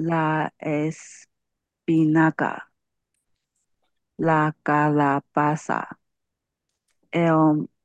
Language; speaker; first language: Spanish; non-native, learner; Chinese